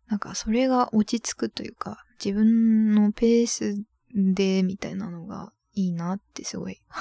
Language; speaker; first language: Japanese; native; Japanese